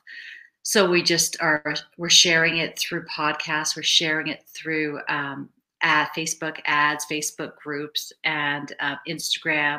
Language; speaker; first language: English; native; English